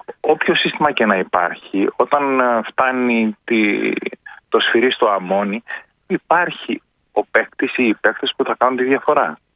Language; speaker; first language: Greek; native; Greek